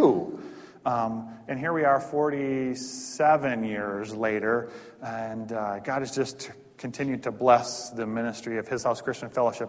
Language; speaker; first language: English; native; English